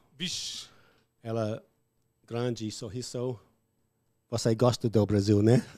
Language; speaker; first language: Portuguese; non-native, learner; English